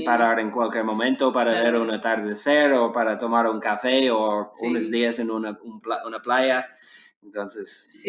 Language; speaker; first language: Spanish; non-native, learner; English